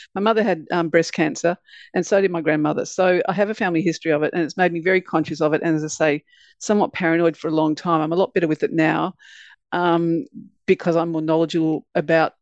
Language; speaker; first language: English; native; English